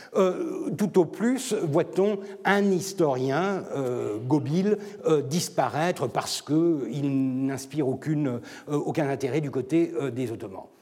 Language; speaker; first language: French; non-native, fluent; Turkish